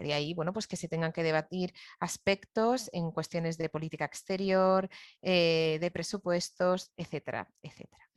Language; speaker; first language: Spanish; native; Spanish